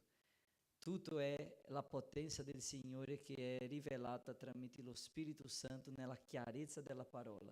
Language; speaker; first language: Italian; non-native, fluent; Portuguese